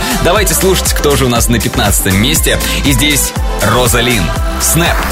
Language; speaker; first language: Russian; native; Russian